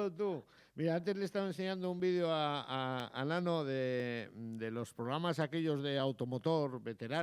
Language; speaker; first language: Spanish; native; Spanish